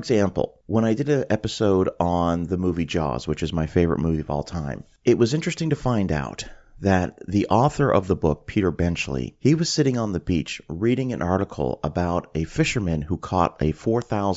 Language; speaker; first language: English; native; English